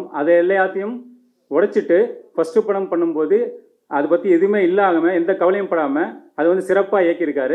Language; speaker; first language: Tamil; native; Tamil